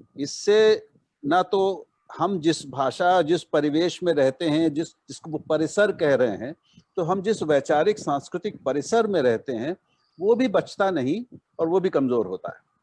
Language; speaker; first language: Hindi; native; Hindi